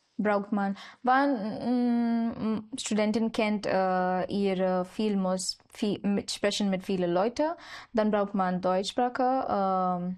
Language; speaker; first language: German; non-native, learner; Marathi